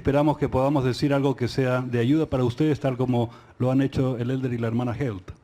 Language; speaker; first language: Spanish; native; Spanish